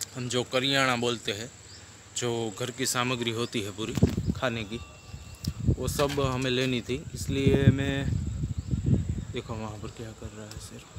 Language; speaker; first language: Hindi; non-native, local second language; Gujarati